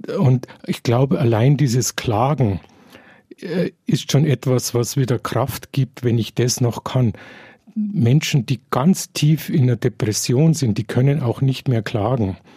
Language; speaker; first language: German; native; German